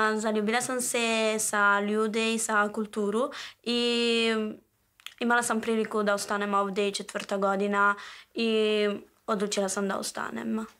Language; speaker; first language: Serbian; non-native, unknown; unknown